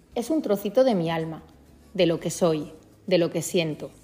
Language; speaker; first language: Spanish; native; Spanish